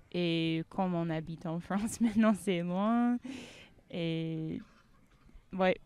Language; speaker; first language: French; non-native, fluent; English